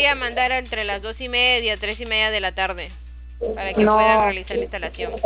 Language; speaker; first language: Spanish; native; Spanish